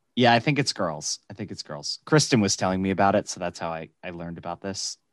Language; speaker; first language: English; native; English